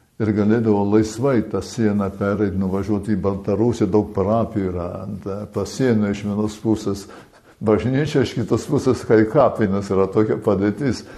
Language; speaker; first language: Lithuanian; early bilingual, heritage; Lithuanian